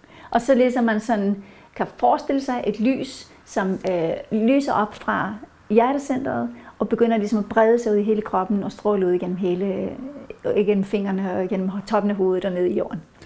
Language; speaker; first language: Danish; non-native, fluent; Norwegian